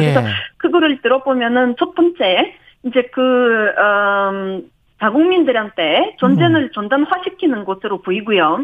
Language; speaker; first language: Korean; non-native, fluent; Ukrainian